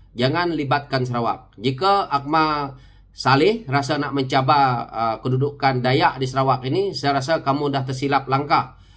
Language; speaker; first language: Malay; non-native, local second language; Iban